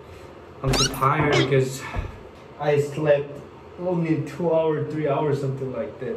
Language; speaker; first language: English; non-native, learner; Korean